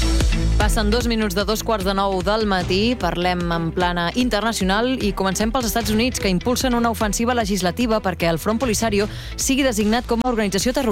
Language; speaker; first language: Catalan; native; Catalan